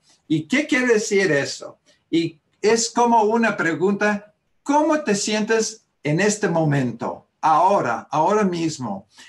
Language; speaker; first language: Spanish; early bilingual, heritage; Spanish